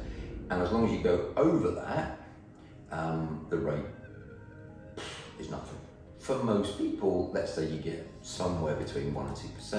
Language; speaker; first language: English; native; English